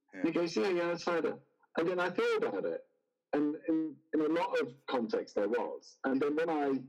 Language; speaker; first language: English; native; English